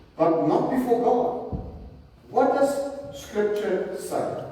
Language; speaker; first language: English; non-native, local second language; Afrikaans